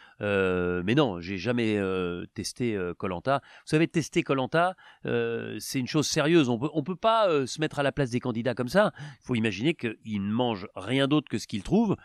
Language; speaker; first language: French; native; French